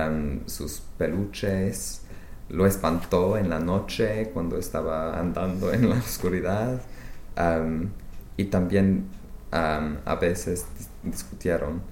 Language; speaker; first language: Spanish; non-native, learner; English